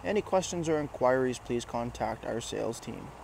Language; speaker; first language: English; native; English